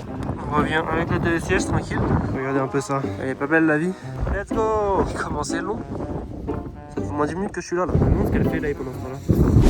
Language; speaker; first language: French; native; French